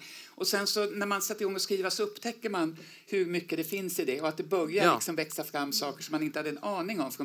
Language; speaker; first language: Swedish; native; Swedish